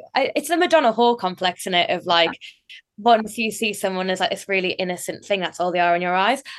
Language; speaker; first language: English; native; English